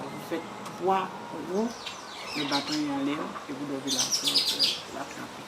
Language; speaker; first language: French; non-native, local second language; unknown